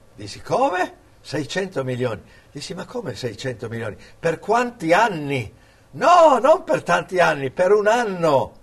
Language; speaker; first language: Italian; early bilingual, other home language; English